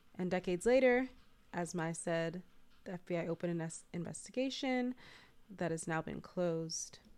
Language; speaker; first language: English; native; English